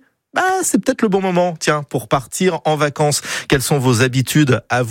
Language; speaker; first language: French; native; French